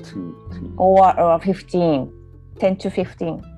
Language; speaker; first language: English; non-native, learner; Japanese